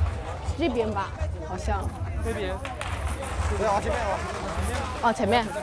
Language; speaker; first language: Chinese; non-native, fluent; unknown